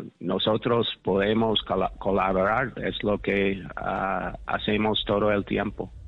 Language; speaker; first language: Spanish; non-native, fluent; English